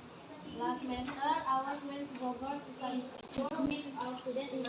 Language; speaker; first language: English; non-native, learner; Indonesian